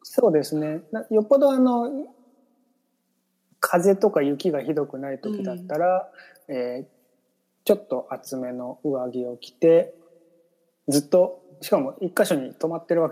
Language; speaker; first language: Japanese; native; Japanese